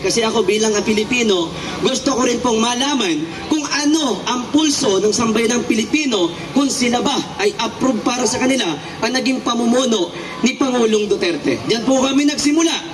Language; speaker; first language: Filipino; non-native, local second language; Bikol